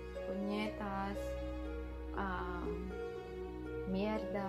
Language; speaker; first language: Spanish; non-native, learner; Filipino